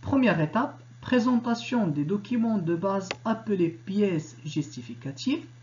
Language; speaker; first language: French; non-native, local second language; Arabic